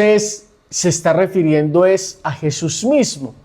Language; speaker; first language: Spanish; native; Spanish